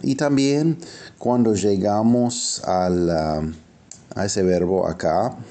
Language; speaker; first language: Spanish; non-native, fluent; English